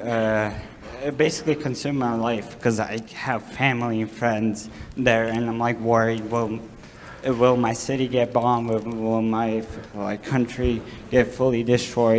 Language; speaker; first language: English; non-native, fluent; Ukrainian